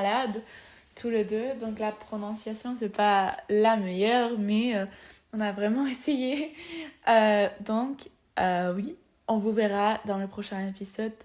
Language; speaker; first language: French; non-native, learner; Spanish